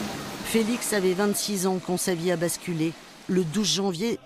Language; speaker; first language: French; native; French